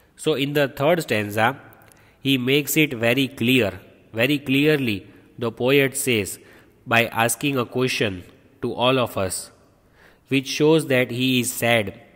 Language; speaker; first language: English; non-native, local second language; Gujarati